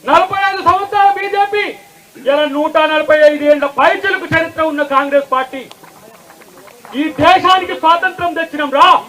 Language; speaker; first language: Telugu; native; Telugu